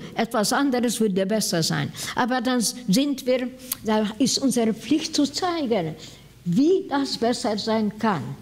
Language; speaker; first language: German; non-native, fluent; Hungarian